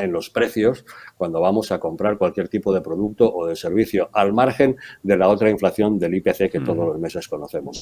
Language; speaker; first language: Spanish; native; Spanish